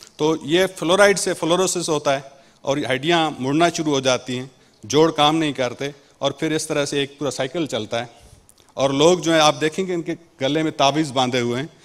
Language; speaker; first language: Urdu; non-native, local second language; Sindhi